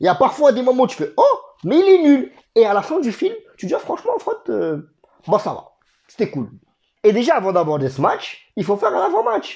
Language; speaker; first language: French; native; French